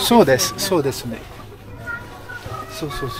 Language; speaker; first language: Japanese; non-native, learner; French